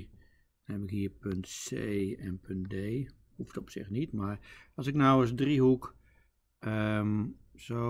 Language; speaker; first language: Dutch; native; Dutch